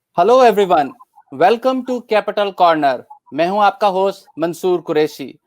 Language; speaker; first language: Urdu; native; Urdu